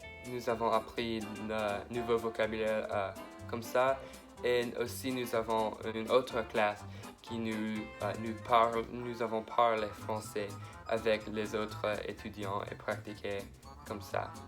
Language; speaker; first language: French; non-native, learner; English